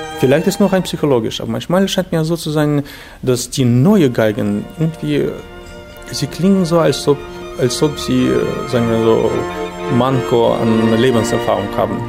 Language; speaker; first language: German; non-native, fluent; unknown